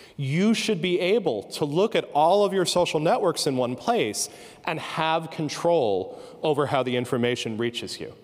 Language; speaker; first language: English; native; English